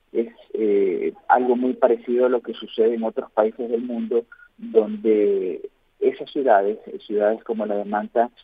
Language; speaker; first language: Spanish; native; Spanish